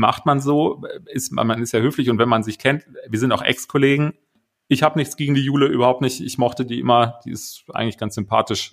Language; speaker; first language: German; native; German